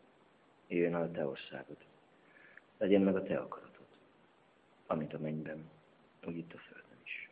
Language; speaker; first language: Hungarian; native; Hungarian